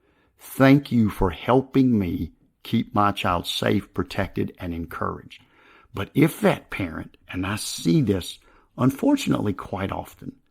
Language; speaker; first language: English; native; English